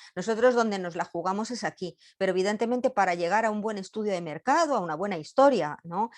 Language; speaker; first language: Spanish; native; Spanish